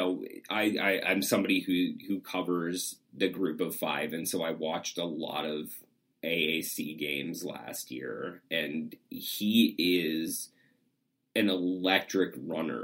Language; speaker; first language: English; native; English